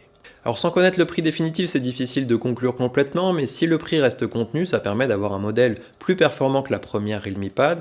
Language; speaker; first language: French; native; French